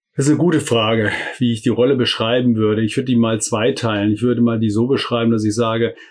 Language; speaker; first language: German; native; German